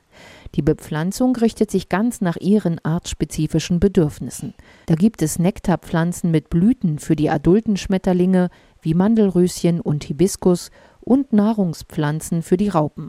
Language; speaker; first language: German; native; German